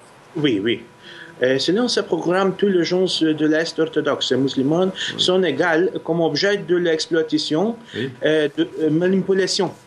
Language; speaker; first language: French; non-native, fluent; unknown